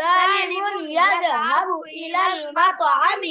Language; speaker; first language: Arabic; non-native, learner; Bangla